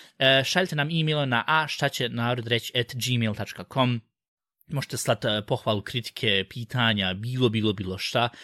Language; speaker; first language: Bosnian; early bilingual, heritage; Bosnian